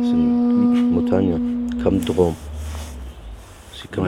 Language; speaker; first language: French; non-native, learner; Kurdish